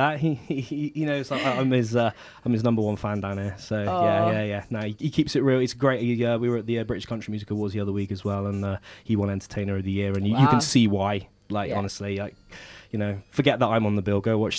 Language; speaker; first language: English; native; English